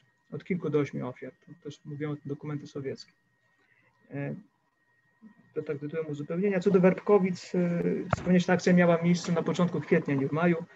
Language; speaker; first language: Polish; native; Polish